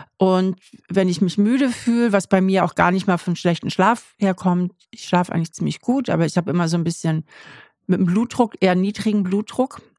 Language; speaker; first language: German; native; German